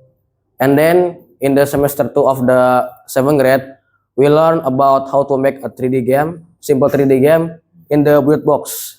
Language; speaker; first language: English; non-native, learner; Indonesian